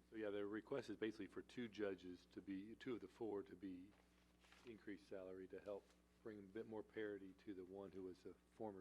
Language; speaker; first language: English; native; English